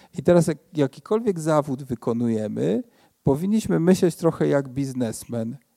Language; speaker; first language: Polish; native; Polish